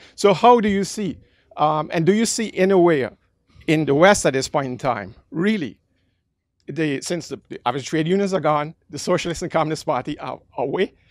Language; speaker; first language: English; early bilingual, other home language; Dutch